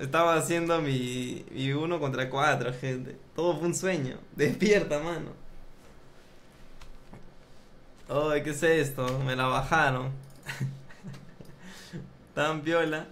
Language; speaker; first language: Spanish; native; Spanish